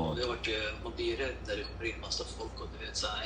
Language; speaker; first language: Swedish; native; Swedish